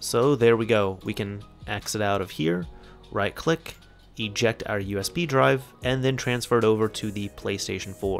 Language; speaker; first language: English; native; English